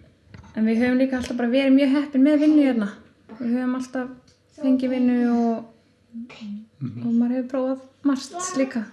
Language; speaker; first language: Icelandic; native; Icelandic